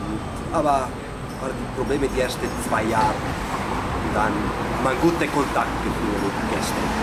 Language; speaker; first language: German; non-native, learner; Italian